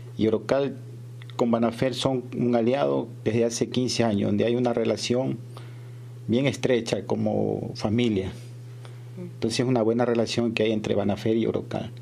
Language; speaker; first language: Spanish; native; Spanish